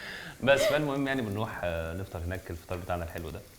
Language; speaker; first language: Arabic; native; Arabic